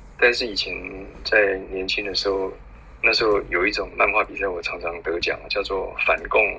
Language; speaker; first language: Chinese; native; Chinese